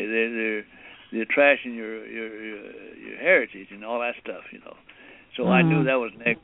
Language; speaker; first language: English; early bilingual, other home language; Cantonese